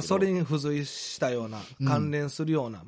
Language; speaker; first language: Japanese; native; Japanese